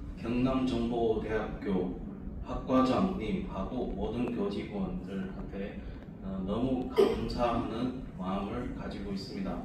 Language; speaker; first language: Korean; non-native, fluent; Chinese